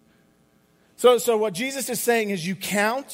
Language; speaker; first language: English; native; English